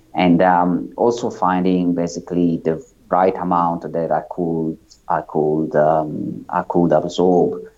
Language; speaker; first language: English; non-native, fluent; Italian